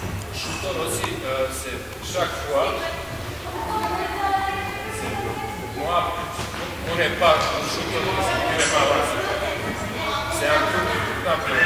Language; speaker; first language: French; non-native, learner; Serbian